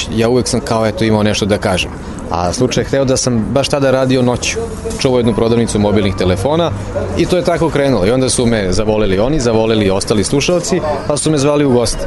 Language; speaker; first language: Serbian; native; Serbian